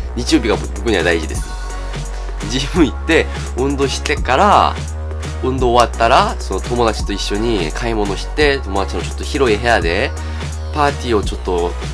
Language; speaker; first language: Japanese; non-native, fluent; Korean